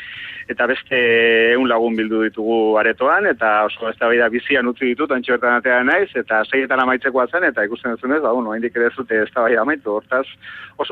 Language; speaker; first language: Basque; native; Basque